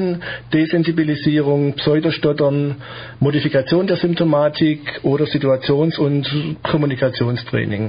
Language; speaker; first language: German; native; German